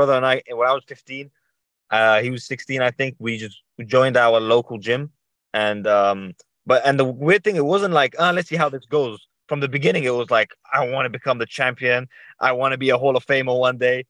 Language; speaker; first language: English; native; English